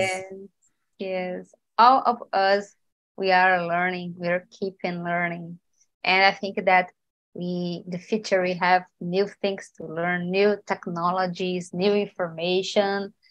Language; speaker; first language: English; non-native, learner; Portuguese